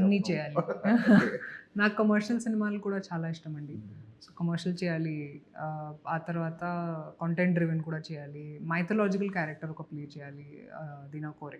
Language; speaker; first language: Telugu; non-native, local second language; Hindi